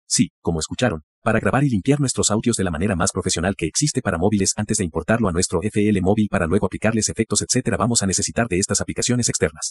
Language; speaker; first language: Spanish; native; Spanish